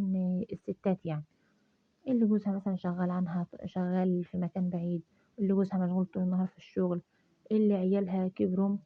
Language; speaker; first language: Arabic; native; Arabic